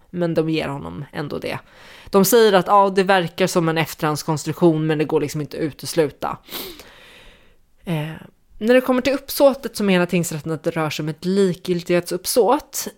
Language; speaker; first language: Swedish; native; Swedish